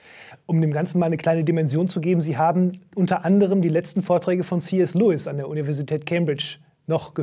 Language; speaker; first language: German; native; German